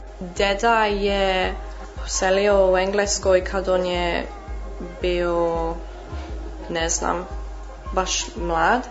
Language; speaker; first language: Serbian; early bilingual, heritage; English